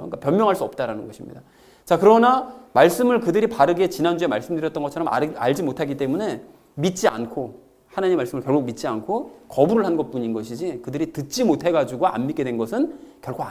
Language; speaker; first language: Korean; native; Korean